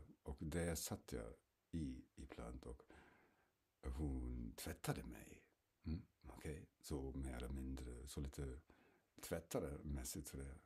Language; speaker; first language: Swedish; non-native, fluent; German